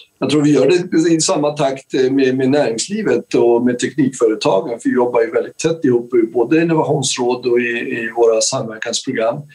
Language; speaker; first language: Swedish; early bilingual, other home language; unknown